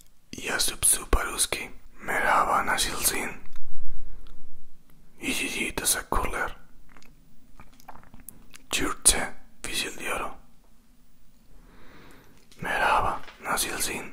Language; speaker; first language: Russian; non-native, learner; Spanish